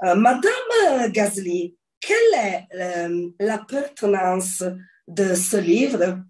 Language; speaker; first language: French; non-native, learner; Italian